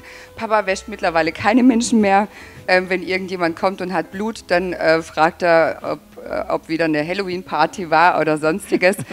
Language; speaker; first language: German; native; German